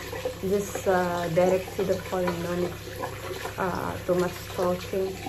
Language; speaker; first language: English; non-native, learner; Indonesian